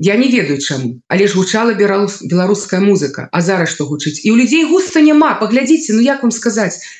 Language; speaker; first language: Belarusian; non-native, local second language; Russian